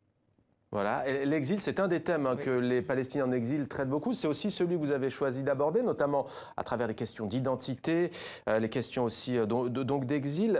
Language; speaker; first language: French; native; French